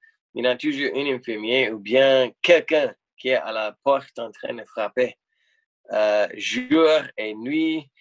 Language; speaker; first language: French; non-native, fluent; English